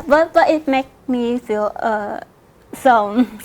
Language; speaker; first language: English; non-native, learner; Vietnamese